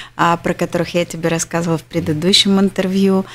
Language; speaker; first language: Russian; native; Russian